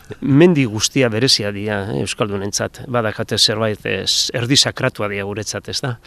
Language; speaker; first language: Basque; native; Basque